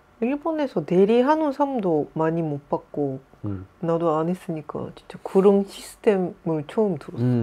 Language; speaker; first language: Korean; non-native, fluent; Japanese